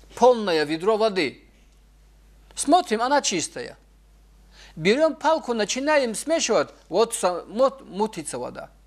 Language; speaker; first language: Russian; non-native, local second language; Avaric